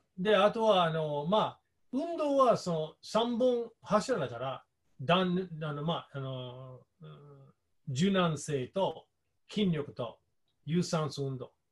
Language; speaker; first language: Japanese; non-native, fluent; English